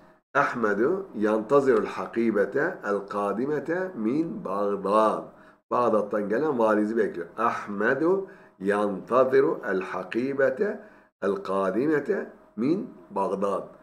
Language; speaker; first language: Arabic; non-native, fluent; Turkish